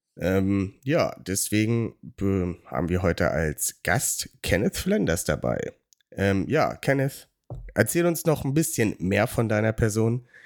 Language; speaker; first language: German; native; German